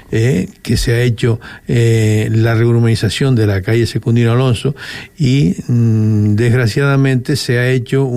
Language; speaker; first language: Spanish; native; Spanish